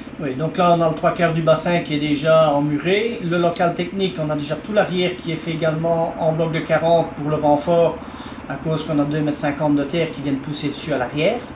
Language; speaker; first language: French; native; French